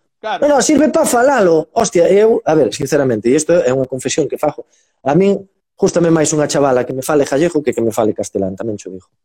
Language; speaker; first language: Galician; native; Galician